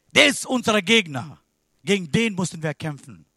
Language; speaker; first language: German; non-native, learner; Sinhala